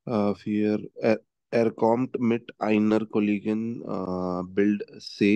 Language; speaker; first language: German; non-native, learner; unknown